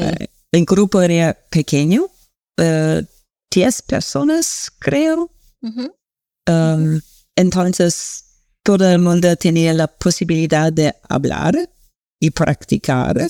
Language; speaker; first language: Spanish; non-native, learner; English